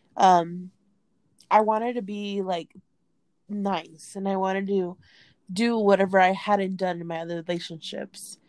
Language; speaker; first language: English; early bilingual, other home language; Spanish